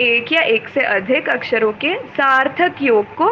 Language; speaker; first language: Hindi; non-native, local second language; Malayalam